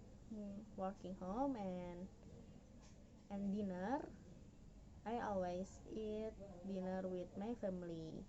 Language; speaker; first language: English; non-native, learner; Indonesian